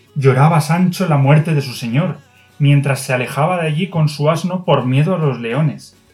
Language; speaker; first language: Spanish; native; Spanish